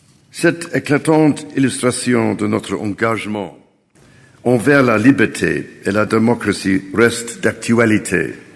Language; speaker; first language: French; non-native, fluent; English